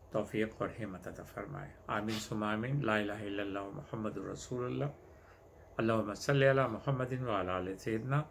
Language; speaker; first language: Hindi; native; Hindi